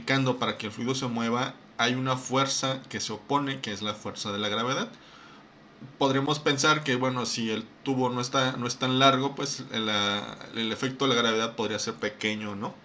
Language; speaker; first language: Spanish; native; Spanish